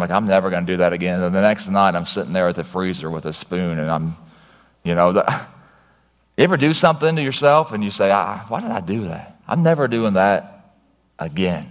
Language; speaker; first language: English; native; English